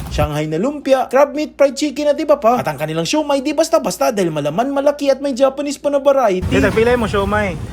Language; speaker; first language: Filipino; native; Filipino